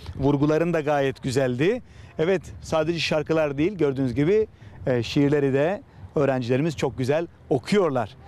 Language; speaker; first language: Turkish; native; Turkish